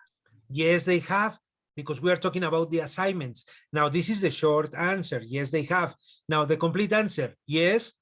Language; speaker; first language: English; non-native, fluent; Spanish